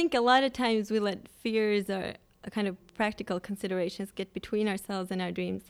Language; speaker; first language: English; non-native, fluent; Swedish